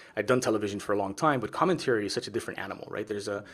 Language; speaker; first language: English; early bilingual, other home language; Spanish